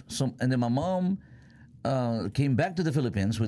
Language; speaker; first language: English; non-native, local second language; Filipino